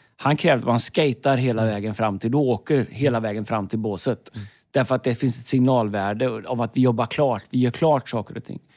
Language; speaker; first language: Swedish; native; Swedish